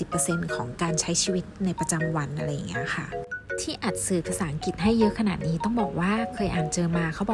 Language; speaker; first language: Thai; native; Thai